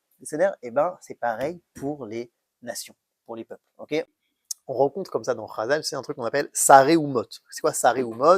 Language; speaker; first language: French; native; French